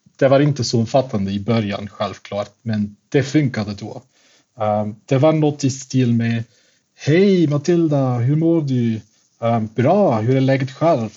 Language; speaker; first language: Swedish; non-native, fluent; Dutch